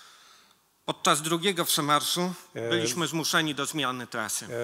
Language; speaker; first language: Polish; native; Polish